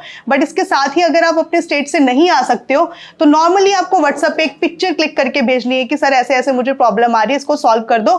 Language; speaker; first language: Hindi; native; Hindi